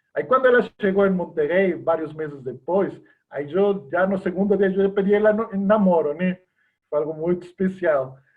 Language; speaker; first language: Portuguese; non-native, fluent; Spanish